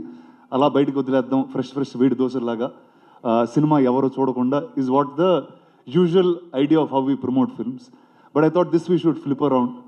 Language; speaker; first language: Telugu; native; Telugu